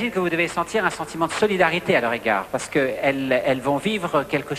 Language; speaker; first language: French; native; French